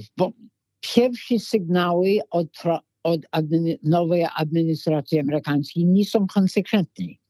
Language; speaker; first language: Polish; non-native, fluent; English